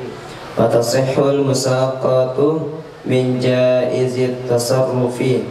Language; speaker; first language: Arabic; non-native, learner; Indonesian